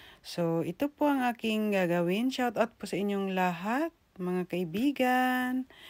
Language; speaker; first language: Filipino; non-native, local second language; Hiligaynon